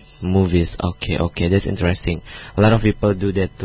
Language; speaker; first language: English; non-native, fluent; Indonesian